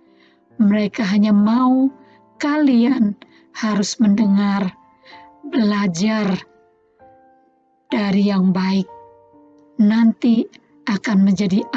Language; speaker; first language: Indonesian; native; Indonesian